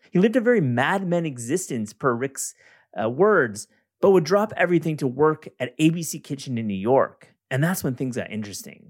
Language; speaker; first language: English; native; English